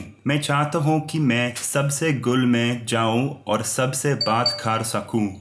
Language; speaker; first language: Hindi; non-native, learner; English